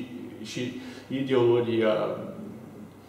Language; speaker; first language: Latvian; early bilingual, heritage; Latvian